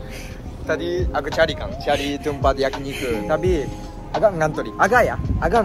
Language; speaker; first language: Indonesian; native; Indonesian